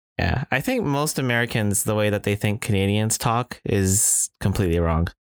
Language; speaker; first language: English; native; English